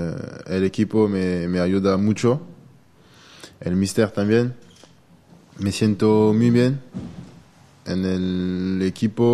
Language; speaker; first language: Spanish; non-native, learner; French